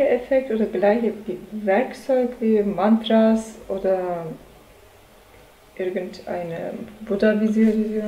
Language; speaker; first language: German; non-native, learner; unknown